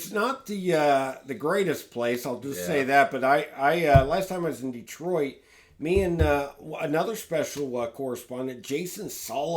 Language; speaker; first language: English; native; English